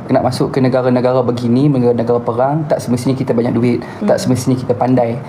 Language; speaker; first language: Malay; native; Malay